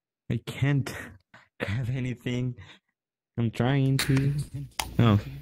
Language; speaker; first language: English; non-native, learner; Spanish